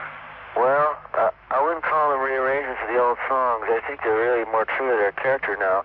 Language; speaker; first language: English; native; English